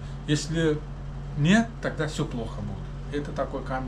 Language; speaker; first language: Russian; non-native, learner; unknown